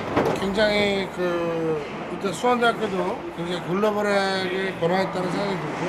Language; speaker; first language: Korean; native; Korean